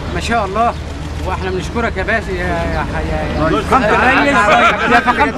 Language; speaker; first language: Arabic; native; Arabic